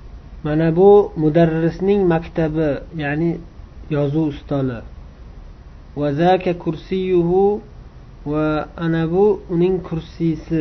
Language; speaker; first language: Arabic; non-native, fluent; Uzbek